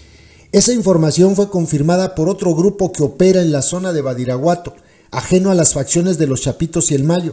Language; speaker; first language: Spanish; native; Spanish